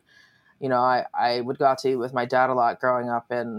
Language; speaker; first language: English; native; English